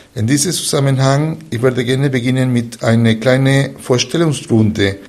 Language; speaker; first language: German; non-native, fluent; Spanish